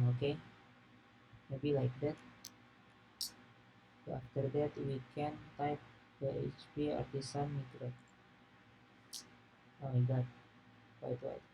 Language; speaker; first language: English; non-native, learner; Indonesian